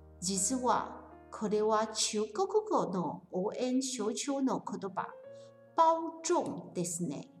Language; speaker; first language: Japanese; non-native, learner; Chinese